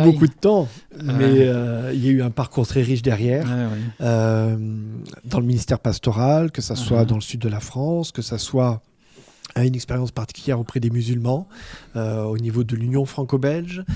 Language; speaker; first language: French; native; French